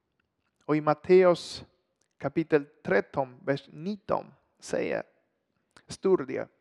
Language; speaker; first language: Swedish; non-native, fluent; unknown